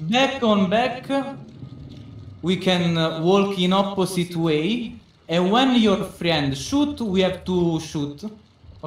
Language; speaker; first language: English; non-native, learner; Italian